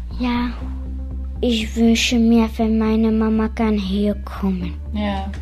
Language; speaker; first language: German; early bilingual, other home language; Arabic